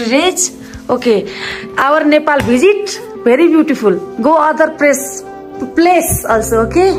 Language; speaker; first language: English; non-native, learner; Nepali